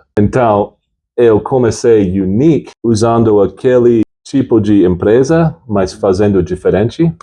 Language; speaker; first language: Portuguese; non-native, fluent; English